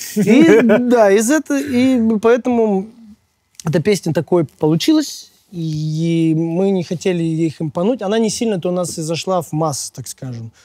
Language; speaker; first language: Russian; native; Russian